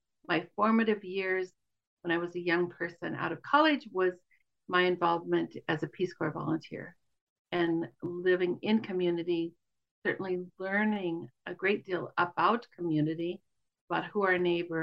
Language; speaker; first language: English; native; English